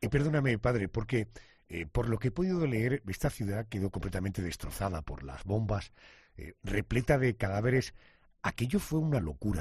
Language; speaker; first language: Spanish; native; Spanish